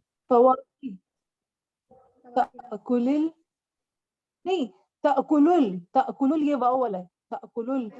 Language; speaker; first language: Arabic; non-native, learner; Urdu